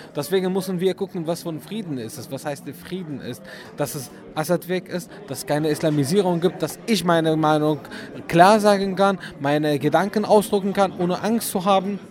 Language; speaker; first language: German; non-native, fluent; Arabic